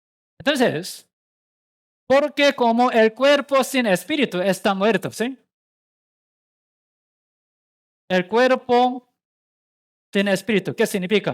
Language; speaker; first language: Spanish; non-native, learner; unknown